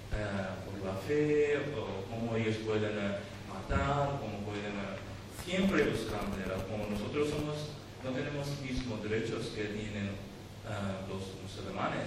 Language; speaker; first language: Spanish; non-native, learner; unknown